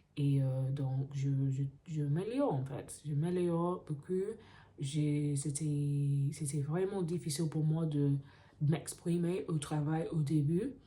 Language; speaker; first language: French; non-native, learner; English